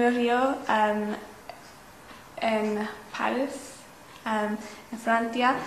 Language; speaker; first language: Spanish; non-native, learner; English